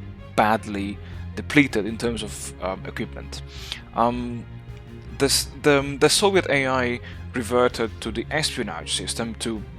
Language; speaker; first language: English; non-native, fluent; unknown